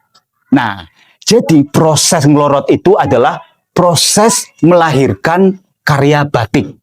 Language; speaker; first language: Indonesian; native; Indonesian